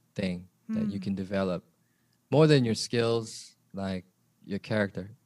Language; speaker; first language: English; early bilingual, other home language; Korean